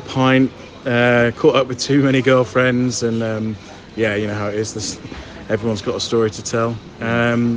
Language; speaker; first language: English; native; English